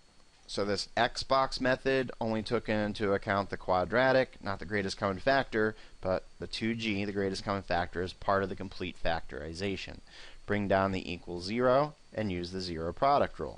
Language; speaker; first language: English; native; English